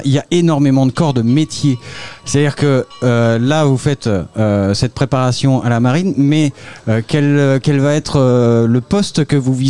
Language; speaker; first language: French; native; French